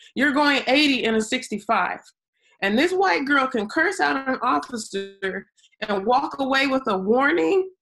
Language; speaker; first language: English; native; English